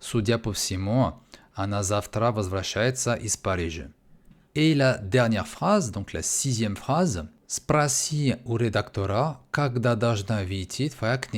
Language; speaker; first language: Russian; non-native, fluent; French